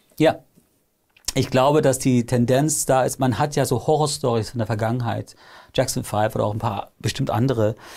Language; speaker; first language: German; early bilingual, other home language; English